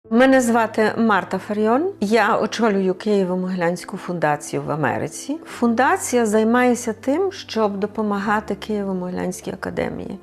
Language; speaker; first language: Ukrainian; early bilingual, heritage; Ukrainian